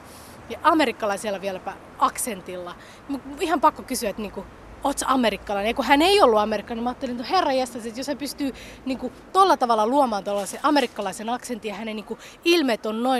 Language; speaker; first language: Finnish; early bilingual, other home language; Somali